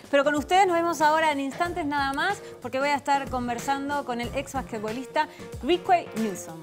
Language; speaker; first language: Spanish; native; Spanish